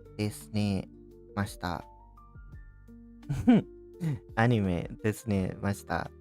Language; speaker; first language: Japanese; non-native, learner; English